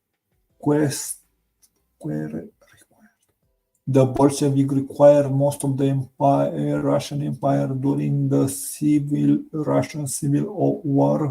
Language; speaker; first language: English; non-native, learner; Romanian